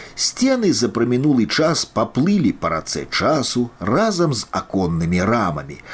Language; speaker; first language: Belarusian; native; Belarusian